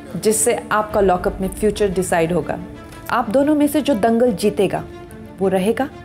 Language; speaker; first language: Hindi; native; Hindi